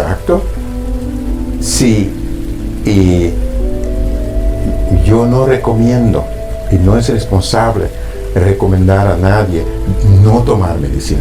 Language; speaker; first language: Spanish; non-native, fluent; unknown